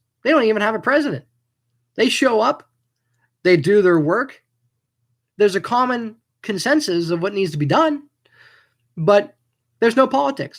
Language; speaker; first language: English; native; English